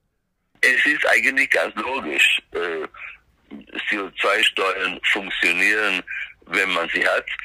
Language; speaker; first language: German; non-native, fluent; Swedish